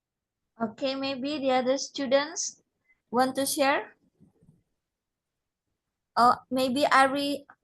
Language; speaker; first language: English; non-native, learner; Indonesian